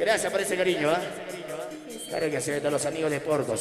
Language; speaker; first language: Spanish; native; Spanish